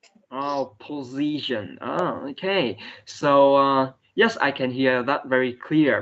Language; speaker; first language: English; non-native, fluent; Vietnamese